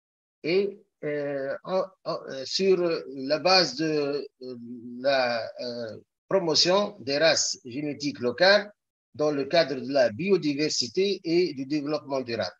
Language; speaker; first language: French; non-native, local second language; Arabic